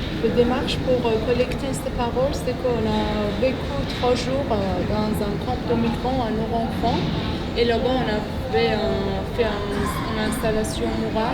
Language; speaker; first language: French; non-native, fluent; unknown